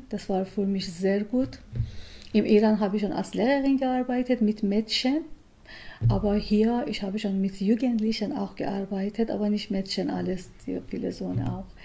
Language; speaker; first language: German; non-native, learner; Persian